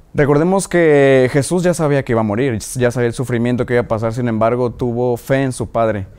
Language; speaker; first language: Spanish; native; Spanish